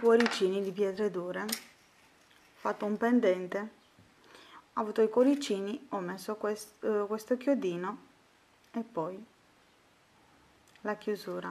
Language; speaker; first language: Italian; non-native, fluent; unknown